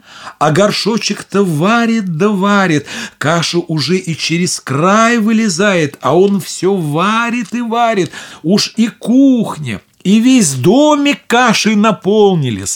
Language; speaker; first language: Russian; native; Russian